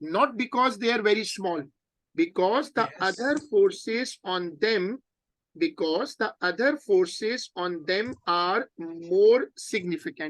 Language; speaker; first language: English; non-native, local second language; Urdu